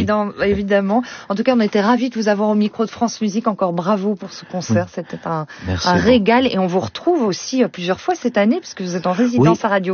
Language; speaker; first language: French; native; French